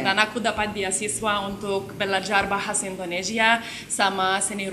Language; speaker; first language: Indonesian; non-native, learner; Lithuanian